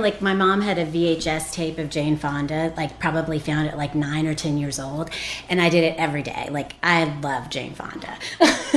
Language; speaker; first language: English; native; English